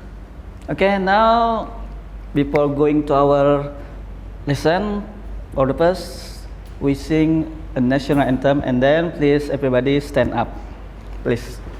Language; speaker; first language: English; non-native, learner; Indonesian